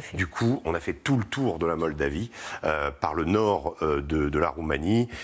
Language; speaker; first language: French; native; French